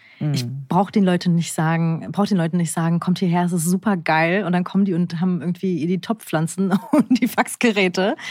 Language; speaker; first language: German; early bilingual, other home language; Turkish